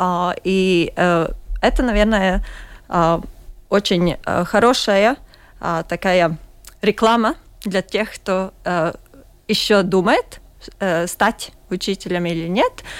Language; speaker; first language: Russian; non-native, local second language; Latvian